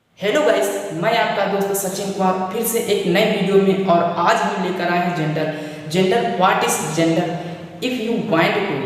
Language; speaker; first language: Hindi; native; Hindi